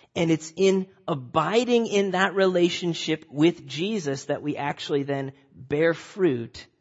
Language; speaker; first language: English; native; English